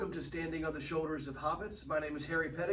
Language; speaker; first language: English; native; English